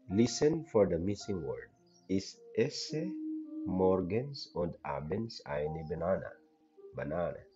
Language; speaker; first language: English; non-native, learner; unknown